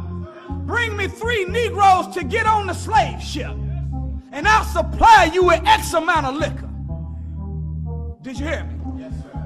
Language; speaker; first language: English; native; English